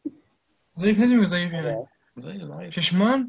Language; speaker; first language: Turkish; non-native, learner; Arabic